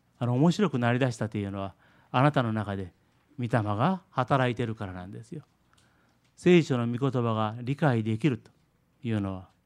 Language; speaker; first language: Japanese; early bilingual, heritage; Japanese